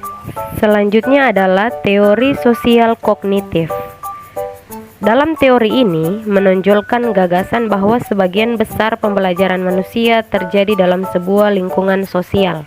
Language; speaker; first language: Indonesian; native; Indonesian